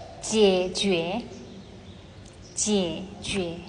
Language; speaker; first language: Chinese; non-native, fluent; Thai